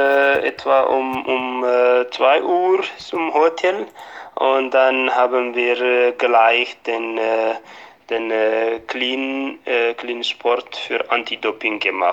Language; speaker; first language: German; non-native, fluent; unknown